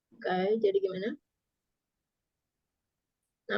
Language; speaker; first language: Indonesian; native; Indonesian